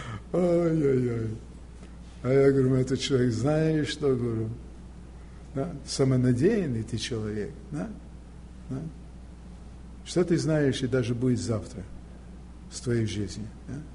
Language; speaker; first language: Russian; non-native, fluent; English